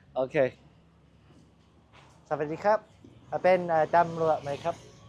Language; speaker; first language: Thai; non-native, learner; Cantonese